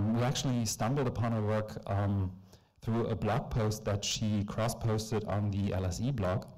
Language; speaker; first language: English; non-native, fluent; German